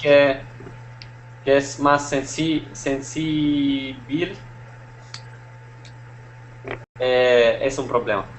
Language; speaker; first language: Spanish; non-native, learner; Italian